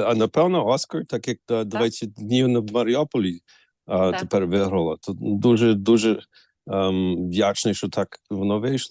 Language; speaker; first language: Ukrainian; early bilingual, heritage; Ukrainian